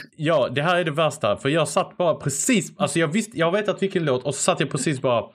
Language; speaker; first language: Swedish; early bilingual, other home language; Arabic